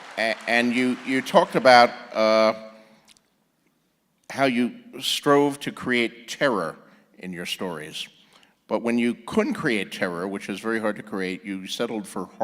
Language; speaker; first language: English; native; English